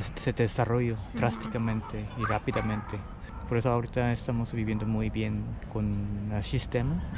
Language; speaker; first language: Spanish; non-native, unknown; Korean